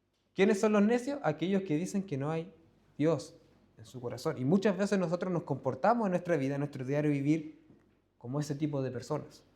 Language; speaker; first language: Spanish; native; Spanish